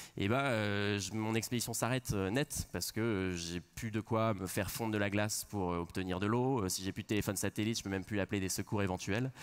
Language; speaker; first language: French; native; French